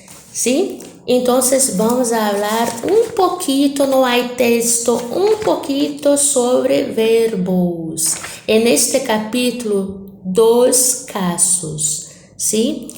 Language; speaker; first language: Spanish; non-native, fluent; Portuguese